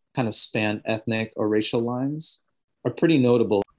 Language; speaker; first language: English; native; English